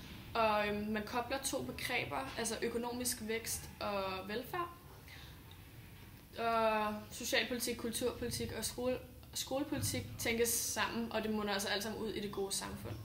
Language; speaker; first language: Danish; native; Danish